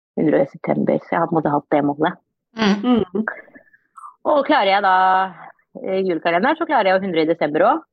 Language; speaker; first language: Norwegian; early bilingual, other home language; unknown